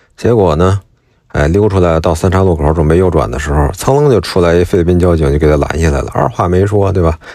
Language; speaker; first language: Chinese; native; Chinese